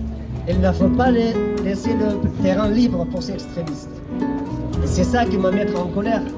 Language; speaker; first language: French; non-native, fluent; Persian